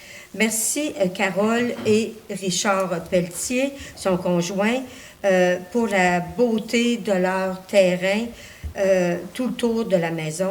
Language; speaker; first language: French; native; French